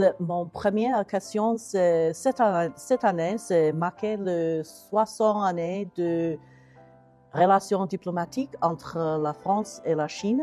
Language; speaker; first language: French; non-native, learner; Chinese